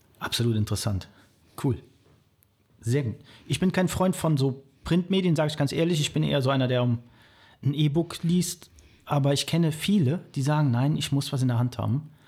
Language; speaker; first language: German; native; German